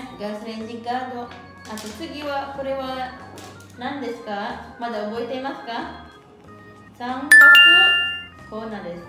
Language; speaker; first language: Japanese; non-native, learner; Vietnamese